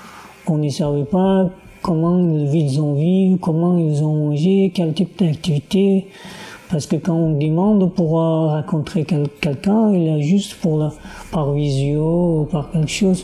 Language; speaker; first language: French; non-native, learner; Uyghur